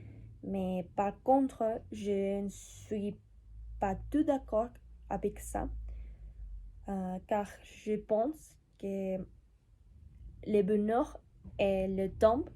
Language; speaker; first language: French; non-native, learner; Spanish